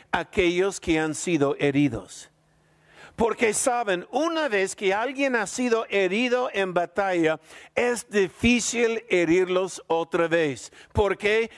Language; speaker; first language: Spanish; non-native, fluent; English